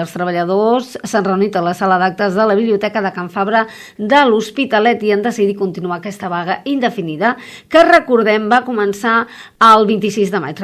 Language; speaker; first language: Catalan; native; Catalan